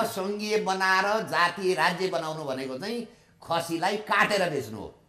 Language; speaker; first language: Nepali; native; Nepali